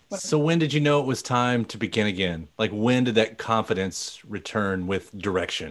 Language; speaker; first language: English; native; English